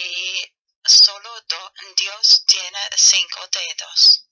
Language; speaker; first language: Spanish; non-native, fluent; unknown